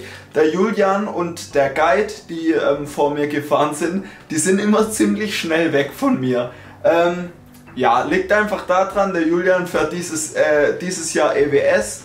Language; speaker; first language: German; native; German